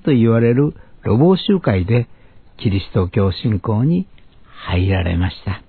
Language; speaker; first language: Japanese; native; Japanese